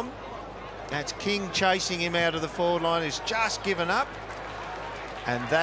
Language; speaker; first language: English; native; English